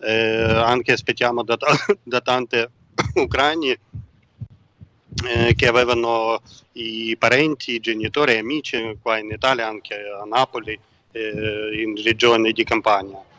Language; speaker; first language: Italian; non-native, learner; Ukrainian